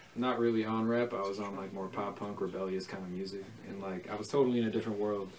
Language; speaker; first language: English; native; English